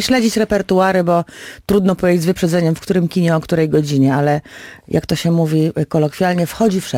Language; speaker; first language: Polish; native; Polish